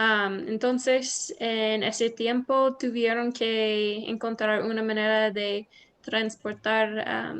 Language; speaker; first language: Spanish; non-native, learner; English